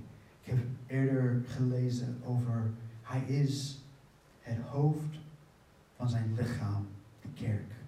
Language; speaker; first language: Dutch; non-native, fluent; English